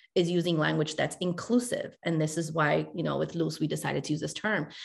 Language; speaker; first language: English; native; English